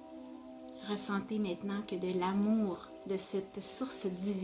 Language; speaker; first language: French; native; French